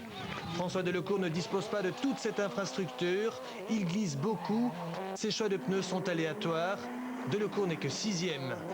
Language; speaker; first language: French; native; French